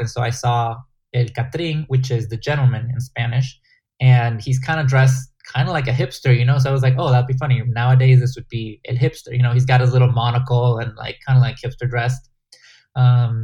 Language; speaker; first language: English; non-native, fluent; Spanish